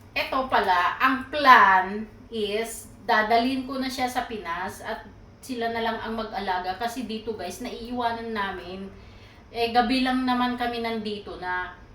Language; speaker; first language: Filipino; non-native, local second language; Iloko